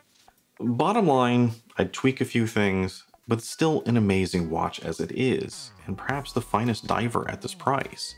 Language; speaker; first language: English; native; English